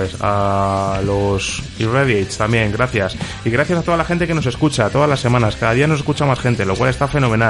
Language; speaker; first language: Spanish; native; Spanish